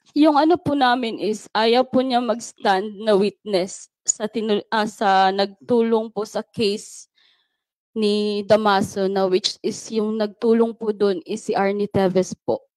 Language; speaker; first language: Filipino; non-native, local second language; Cebuano